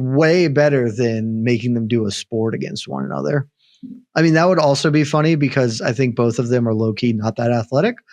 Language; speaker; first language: English; native; English